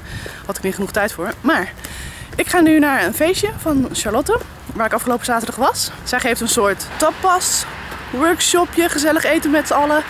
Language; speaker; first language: Dutch; native; Dutch